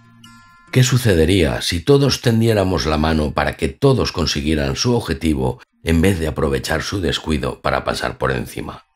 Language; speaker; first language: Spanish; native; Spanish